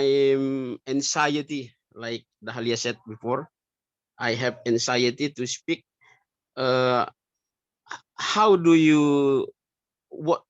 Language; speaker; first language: English; non-native, learner; Indonesian